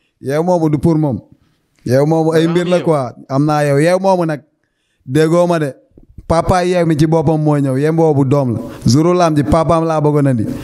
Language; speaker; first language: Wolof; native; Wolof